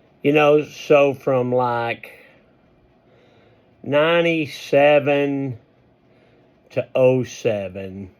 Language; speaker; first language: English; native; English